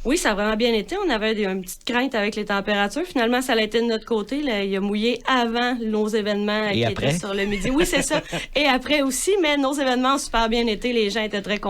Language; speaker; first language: French; native; French